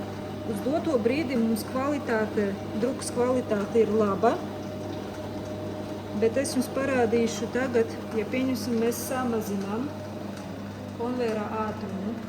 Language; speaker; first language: Latvian; native; Latvian